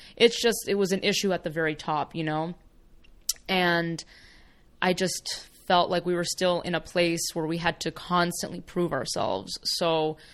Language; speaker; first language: English; early bilingual, other home language; Spanish